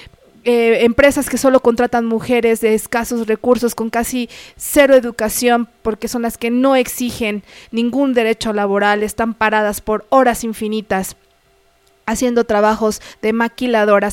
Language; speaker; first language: Spanish; native; Spanish